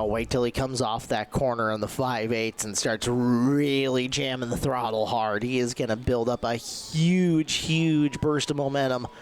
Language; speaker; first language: English; native; English